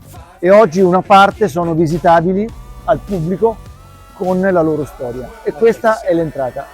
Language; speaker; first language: Italian; native; Italian